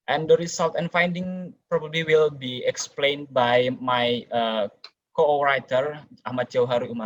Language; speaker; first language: English; non-native, local second language; Indonesian